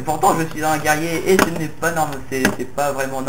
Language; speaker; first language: French; native; French